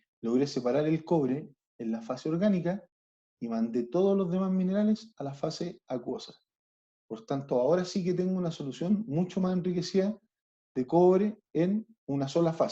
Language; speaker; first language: Spanish; native; Spanish